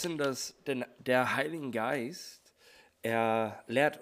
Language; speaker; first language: German; non-native, learner; English